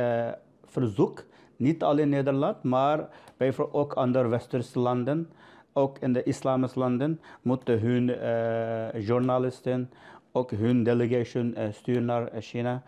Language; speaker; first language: Dutch; non-native, learner; Uyghur